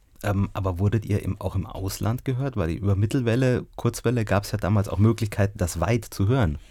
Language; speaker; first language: German; native; German